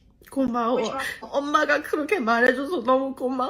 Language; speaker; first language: Korean; early bilingual, heritage; English